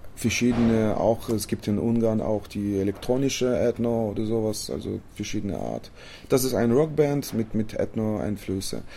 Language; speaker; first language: German; non-native, fluent; Romanian